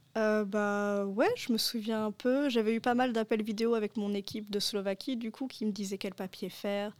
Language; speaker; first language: French; native; French